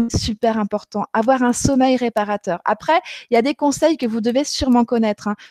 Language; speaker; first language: French; native; French